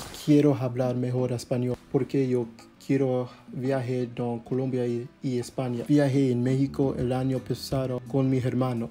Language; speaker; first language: Spanish; non-native, learner; English